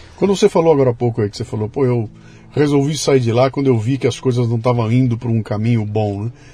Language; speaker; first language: Portuguese; native; Portuguese